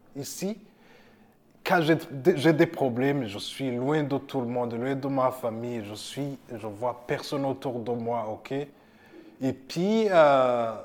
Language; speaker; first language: French; non-native, local second language; Rundi